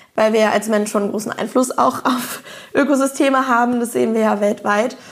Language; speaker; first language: German; native; German